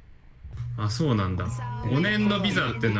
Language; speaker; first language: Japanese; native; Japanese